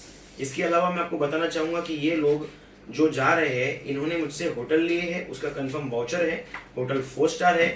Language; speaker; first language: Hindi; native; Hindi